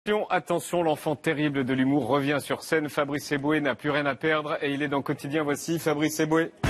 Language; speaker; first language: French; native; French